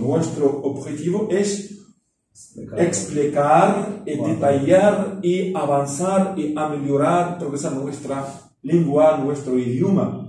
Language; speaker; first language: Spanish; non-native, fluent; Arabic